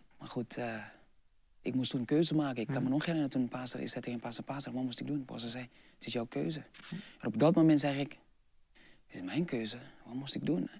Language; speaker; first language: Dutch; non-native, fluent; Indonesian